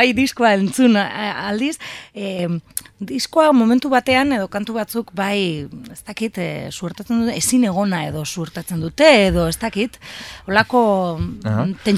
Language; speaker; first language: Basque; native; Basque